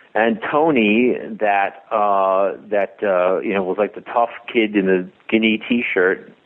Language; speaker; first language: English; native; English